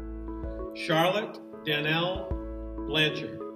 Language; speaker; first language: English; native; English